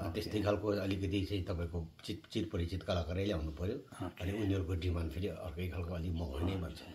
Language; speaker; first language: Nepali; non-native, local second language; Sherpa